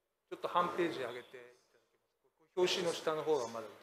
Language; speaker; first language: Japanese; native; Japanese